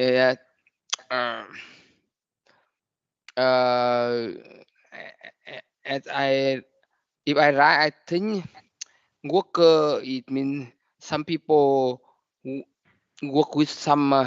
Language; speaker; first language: English; non-native, learner; Vietnamese